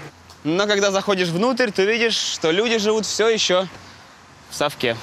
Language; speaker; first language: Russian; native; Russian